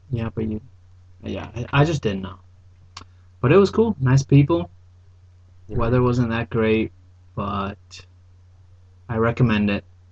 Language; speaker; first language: English; early bilingual, other home language; Spanish